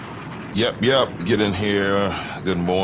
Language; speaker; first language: English; native; English